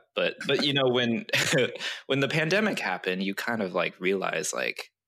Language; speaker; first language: English; early bilingual, other home language; Chinese